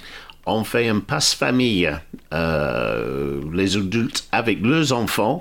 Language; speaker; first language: French; non-native, fluent; English